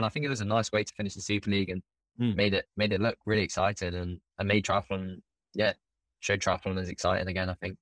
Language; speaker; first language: English; native; English